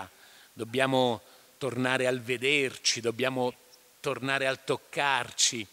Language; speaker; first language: Italian; native; Italian